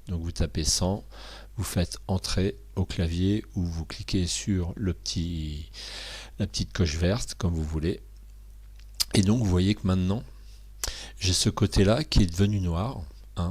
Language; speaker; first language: French; native; French